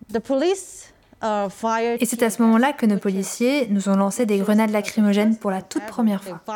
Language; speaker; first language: French; non-native, fluent; Cantonese